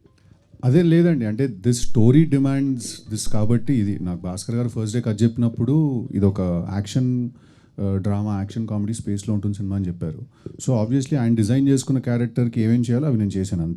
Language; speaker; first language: Telugu; native; Telugu